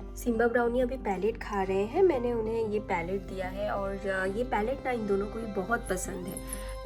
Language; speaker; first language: Hindi; non-native, local second language; Bangla